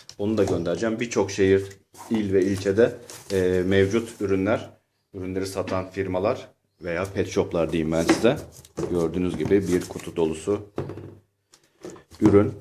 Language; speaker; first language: Turkish; native; Turkish